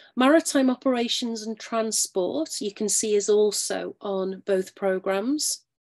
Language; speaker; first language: English; native; English